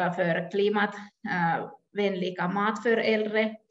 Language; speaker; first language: Swedish; non-native, local second language; Finnish